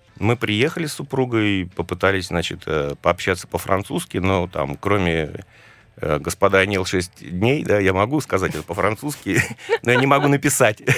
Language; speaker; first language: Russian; native; Russian